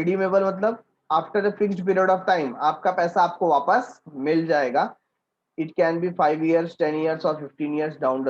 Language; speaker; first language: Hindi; native; Hindi